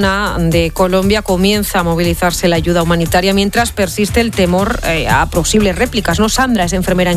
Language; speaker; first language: Spanish; native; Spanish